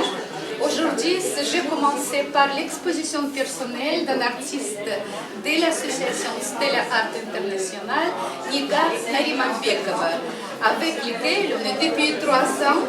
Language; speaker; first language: French; non-native, fluent; Russian